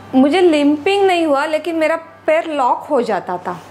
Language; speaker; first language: Hindi; non-native, local second language; Marathi